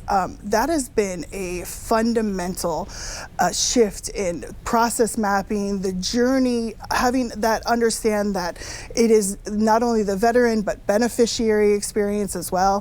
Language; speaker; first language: English; native; English